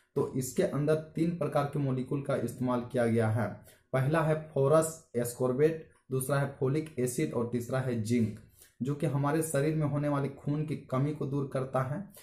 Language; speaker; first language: Hindi; native; Hindi